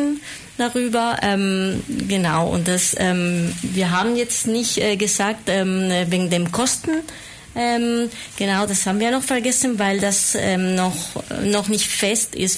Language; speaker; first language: German; non-native, fluent; Spanish